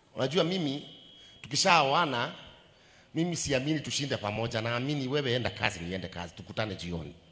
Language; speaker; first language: Swahili; native; Swahili